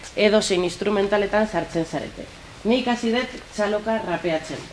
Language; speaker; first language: Basque; non-native, local second language; Spanish